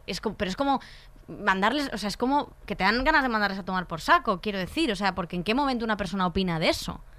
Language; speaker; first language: Spanish; native; Spanish